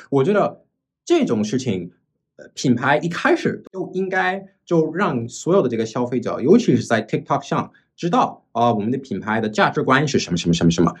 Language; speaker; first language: Chinese; non-native, fluent; English